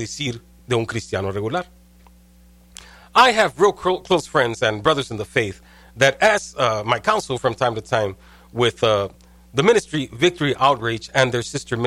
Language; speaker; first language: Spanish; early bilingual, heritage; Spanish